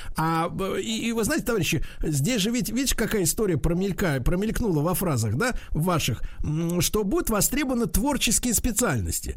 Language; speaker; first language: Russian; native; Russian